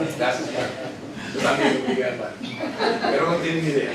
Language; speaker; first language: Spanish; non-native, fluent; Italian